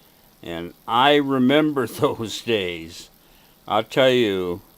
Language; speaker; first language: English; native; English